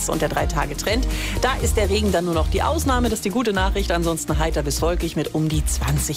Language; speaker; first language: German; native; German